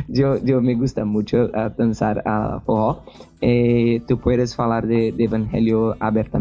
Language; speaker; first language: Spanish; non-native, learner; Portuguese